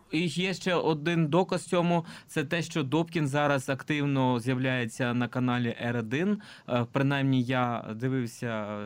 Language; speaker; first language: Ukrainian; non-native, local second language; Russian